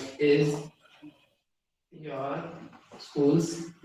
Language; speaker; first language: English; non-native, learner; Hindi